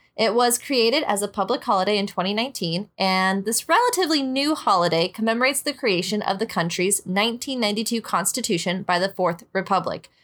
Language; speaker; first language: English; native; English